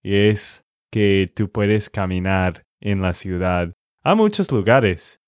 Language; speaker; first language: Spanish; non-native, fluent; English